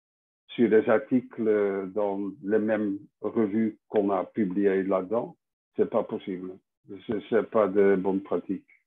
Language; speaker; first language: French; non-native, fluent; Dutch